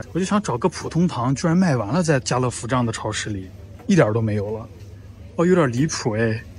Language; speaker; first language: Chinese; native; Chinese